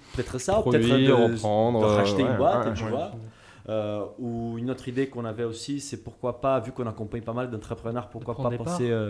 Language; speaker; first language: French; non-native, fluent; Portuguese